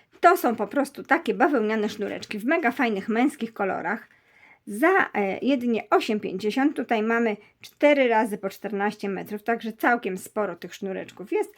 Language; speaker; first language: Polish; native; Polish